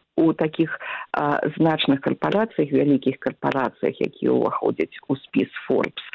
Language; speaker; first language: Belarusian; native; Belarusian